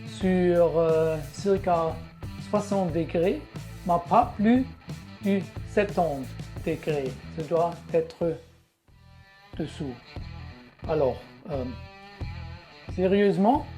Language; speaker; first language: French; non-native, learner; German